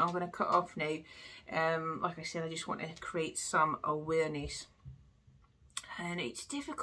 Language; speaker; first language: English; native; English